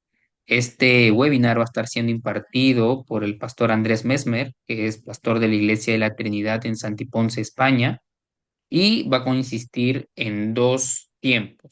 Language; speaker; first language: Spanish; native; Spanish